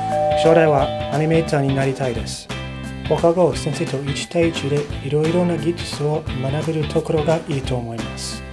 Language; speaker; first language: Japanese; non-native, fluent; English